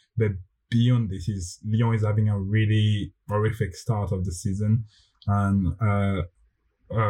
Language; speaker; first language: English; non-native, fluent; French